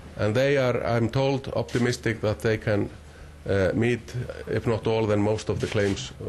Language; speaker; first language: English; non-native, fluent; Icelandic